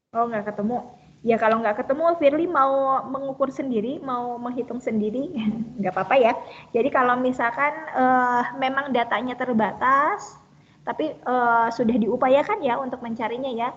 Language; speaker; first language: Indonesian; native; Indonesian